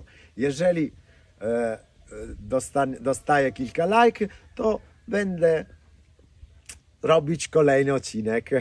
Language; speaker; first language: Polish; non-native, fluent; Italian